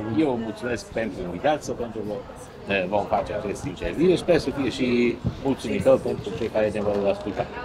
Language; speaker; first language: Romanian; non-native, fluent; Italian